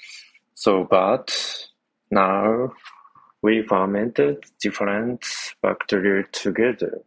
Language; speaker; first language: English; non-native, learner; Japanese